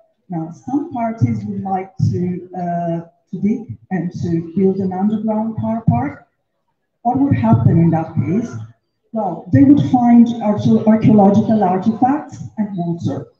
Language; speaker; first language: English; non-native, fluent; Italian